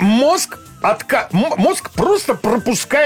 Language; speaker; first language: Russian; native; Russian